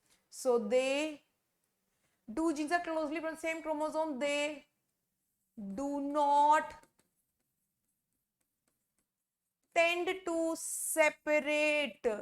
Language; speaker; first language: English; non-native, local second language; Hindi